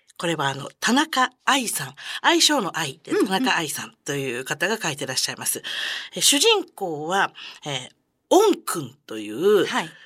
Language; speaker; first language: Japanese; native; Japanese